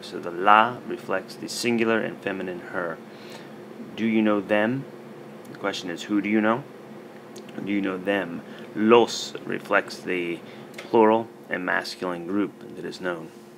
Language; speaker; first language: English; native; English